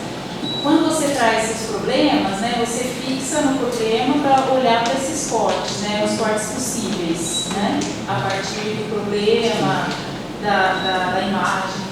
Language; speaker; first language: Portuguese; native; Portuguese